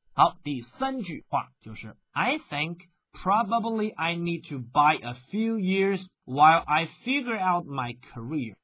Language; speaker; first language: English; non-native, fluent; Chinese